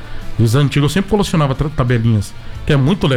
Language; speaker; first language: Portuguese; native; Portuguese